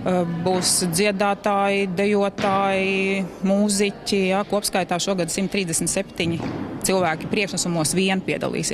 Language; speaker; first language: Latvian; native; Latvian